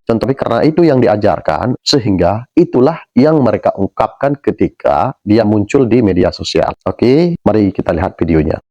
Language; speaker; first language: Indonesian; native; Indonesian